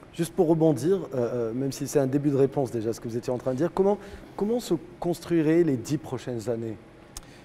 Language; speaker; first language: French; non-native, local second language; Arabic